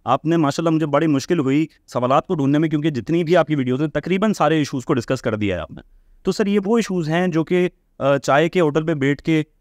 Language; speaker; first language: Urdu; native; Urdu